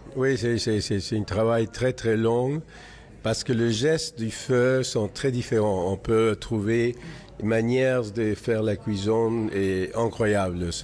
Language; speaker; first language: French; non-native, fluent; Spanish